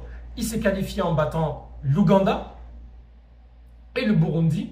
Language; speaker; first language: French; native; French